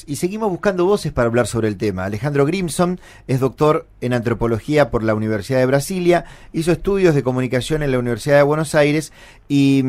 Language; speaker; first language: Spanish; native; Spanish